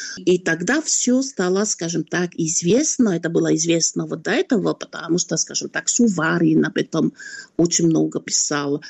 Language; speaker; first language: Russian; non-native, fluent; French